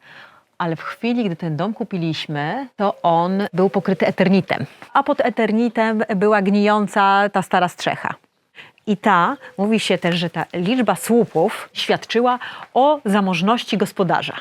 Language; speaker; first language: Polish; native; Polish